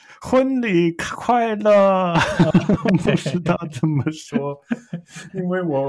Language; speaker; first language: Chinese; non-native, fluent; English